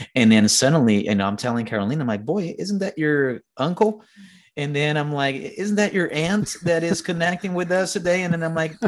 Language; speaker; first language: English; non-native, fluent; Portuguese